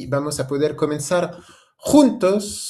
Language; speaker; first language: Spanish; non-native, fluent; French